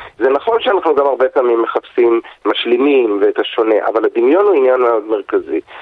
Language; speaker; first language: Hebrew; native; Hebrew